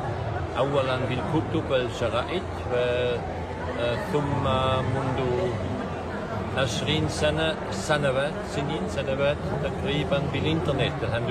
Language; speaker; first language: Arabic; non-native, learner; French